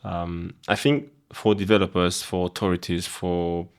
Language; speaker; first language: English; non-native, fluent; Romanian